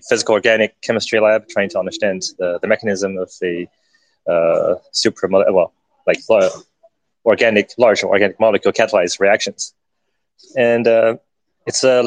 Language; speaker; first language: English; early bilingual, other home language; Chinese